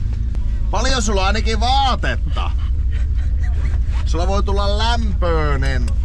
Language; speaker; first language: Finnish; native; Finnish